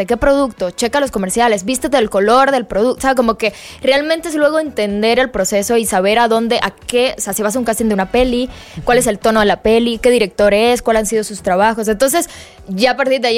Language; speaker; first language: Spanish; native; Spanish